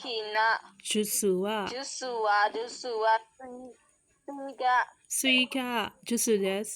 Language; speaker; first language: Japanese; non-native, learner; Burmese